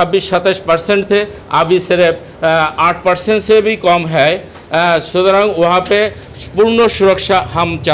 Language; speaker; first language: Hindi; non-native, local second language; Bangla